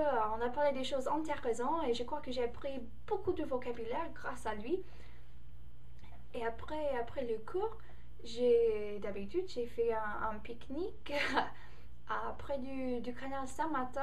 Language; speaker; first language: French; non-native, learner; English